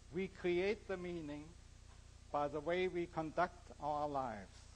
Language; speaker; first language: English; non-native, fluent; German